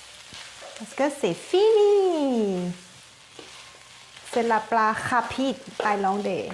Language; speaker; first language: French; non-native, fluent; Thai